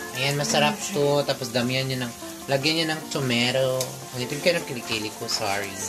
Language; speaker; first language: Filipino; non-native, local second language; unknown